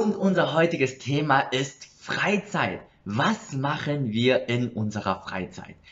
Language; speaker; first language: German; early bilingual, other home language; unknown